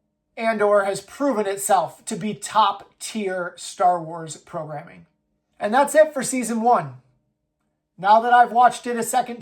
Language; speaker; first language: English; native; English